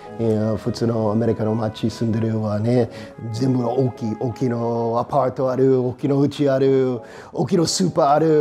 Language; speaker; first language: Japanese; non-native, fluent; English